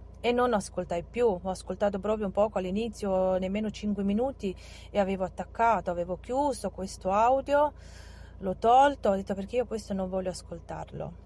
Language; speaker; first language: Italian; non-native, fluent; Romanian